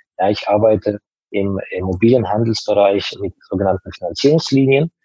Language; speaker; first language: German; non-native, fluent; Azerbaijani